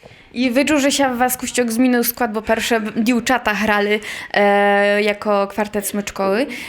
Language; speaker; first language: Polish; non-native, local second language; Rusyn